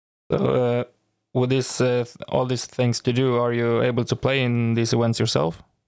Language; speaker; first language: English; non-native, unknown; Swedish